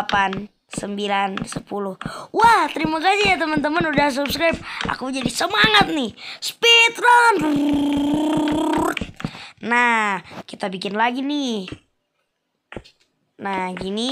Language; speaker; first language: Indonesian; native; Indonesian